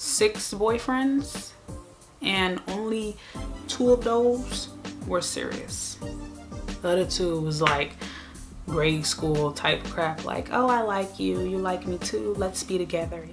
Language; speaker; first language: English; native; English